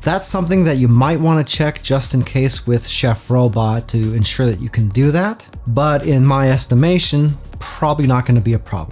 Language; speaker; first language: English; native; English